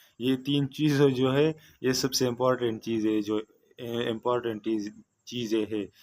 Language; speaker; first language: Urdu; non-native, local second language; Pashto